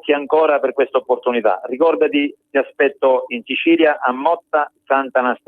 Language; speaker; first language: Italian; native; Italian